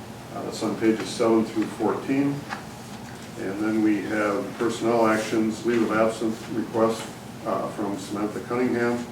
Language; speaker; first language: English; native; English